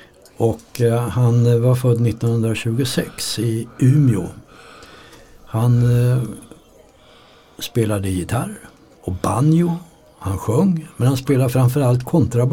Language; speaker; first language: Swedish; native; Swedish